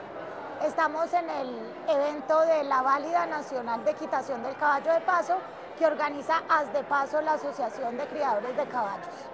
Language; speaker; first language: Spanish; native; Spanish